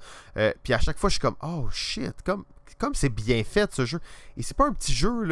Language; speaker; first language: French; native; French